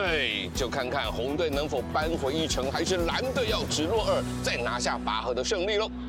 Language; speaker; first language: Chinese; native; Chinese